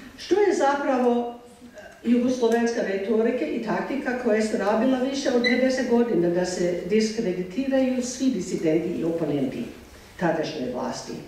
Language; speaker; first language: Croatian; non-native, fluent; English